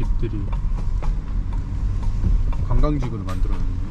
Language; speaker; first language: Korean; native; Korean